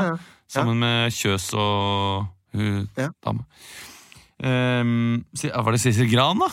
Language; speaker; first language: Norwegian; native; Norwegian